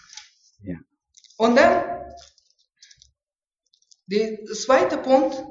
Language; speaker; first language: German; non-native, learner; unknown